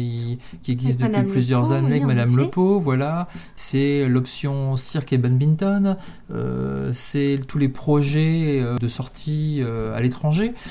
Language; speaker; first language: French; native; French